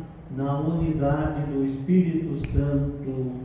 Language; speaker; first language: Portuguese; native; Portuguese